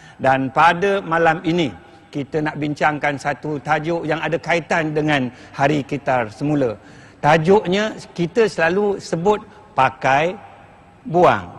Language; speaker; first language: Malay; native; Malay